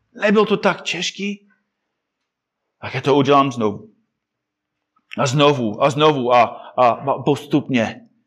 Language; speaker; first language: Czech; non-native, fluent; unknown